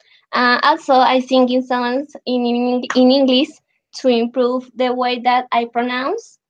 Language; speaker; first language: English; non-native, learner; Spanish